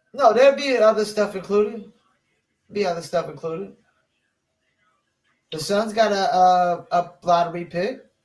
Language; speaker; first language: English; native; English